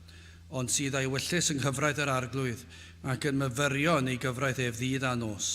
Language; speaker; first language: Welsh; native; Welsh